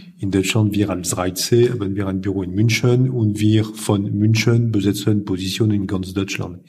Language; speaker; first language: German; non-native, fluent; French